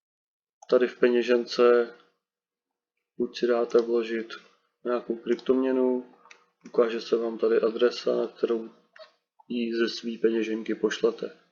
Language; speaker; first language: Czech; native; Czech